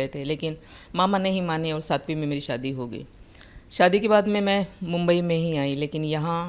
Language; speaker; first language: Hindi; non-native, local second language; Marathi